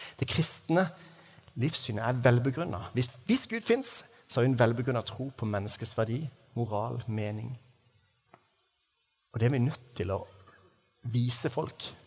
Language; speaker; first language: Norwegian; native; Norwegian